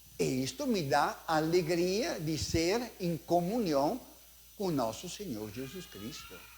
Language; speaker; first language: Portuguese; non-native, fluent; Italian